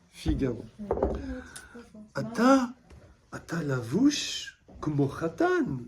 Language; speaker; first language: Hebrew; non-native, fluent; French